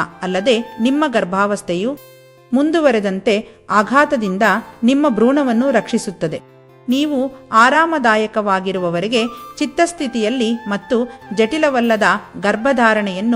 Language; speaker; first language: Kannada; native; Kannada